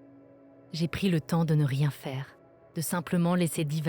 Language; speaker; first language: French; native; French